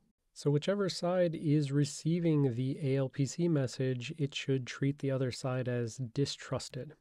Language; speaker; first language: English; native; English